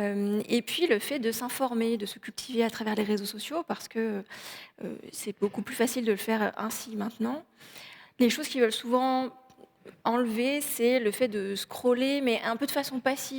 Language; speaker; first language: French; native; French